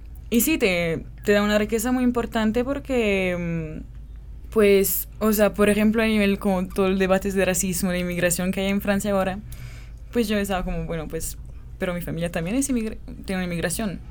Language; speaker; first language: Spanish; non-native, fluent; French